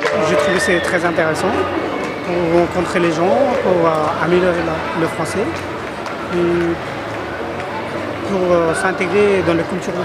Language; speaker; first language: French; non-native, fluent; Bangla